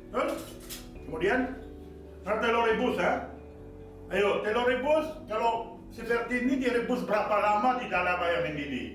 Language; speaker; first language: Indonesian; non-native, fluent; French